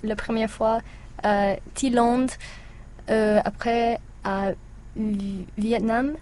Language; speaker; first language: French; non-native, learner; English